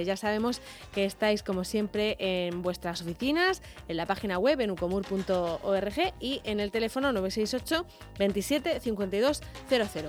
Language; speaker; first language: Spanish; native; Spanish